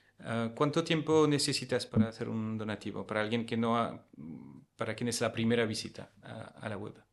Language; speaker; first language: Spanish; non-native, fluent; French